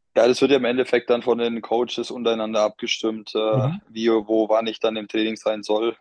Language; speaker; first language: German; native; German